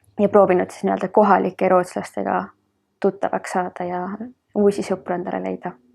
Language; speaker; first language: Estonian; early bilingual, heritage; Estonian